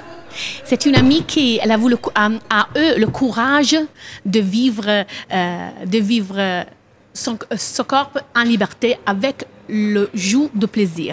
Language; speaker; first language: French; non-native, learner; Italian